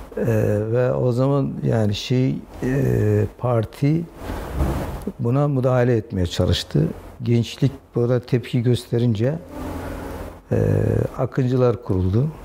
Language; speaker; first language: Turkish; non-native, local second language; Zaza